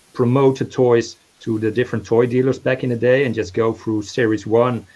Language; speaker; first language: English; non-native, fluent; Dutch